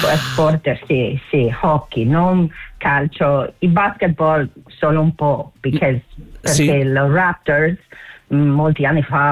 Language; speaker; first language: Italian; non-native, learner; English